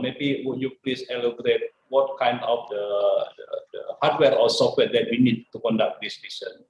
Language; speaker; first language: English; non-native, fluent; Indonesian